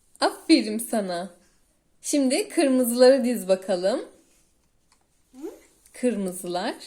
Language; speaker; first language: Turkish; native; Turkish